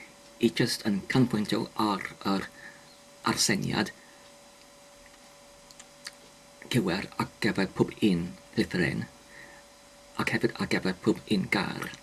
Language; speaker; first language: Welsh; non-native, learner; English